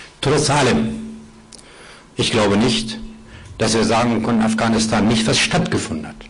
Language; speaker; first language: German; non-native, fluent; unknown